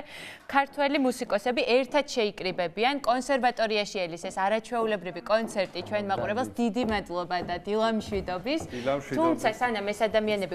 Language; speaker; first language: Georgian; native; Georgian